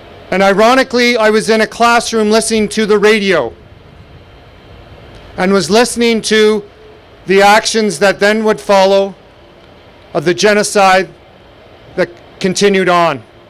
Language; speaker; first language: English; native; English